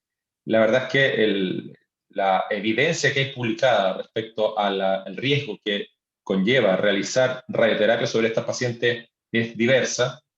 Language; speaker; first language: Spanish; native; Spanish